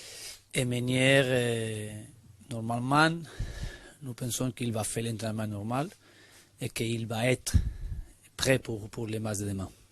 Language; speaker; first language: French; non-native, learner; Spanish